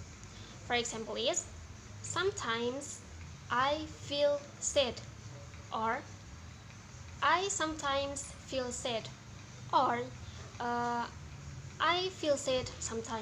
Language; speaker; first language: English; non-native, learner; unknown